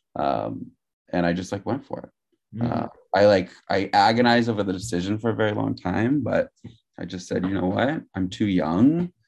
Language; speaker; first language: English; native; English